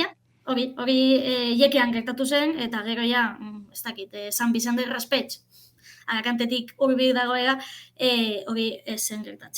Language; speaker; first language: Basque; non-native, fluent; Catalan